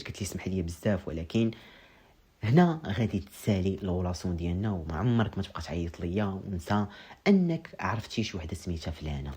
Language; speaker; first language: Arabic; native; Arabic